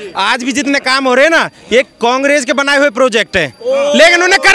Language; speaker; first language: Hindi; native; Hindi